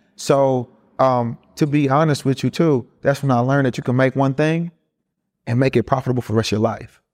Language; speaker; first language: English; early bilingual, other home language; Spanish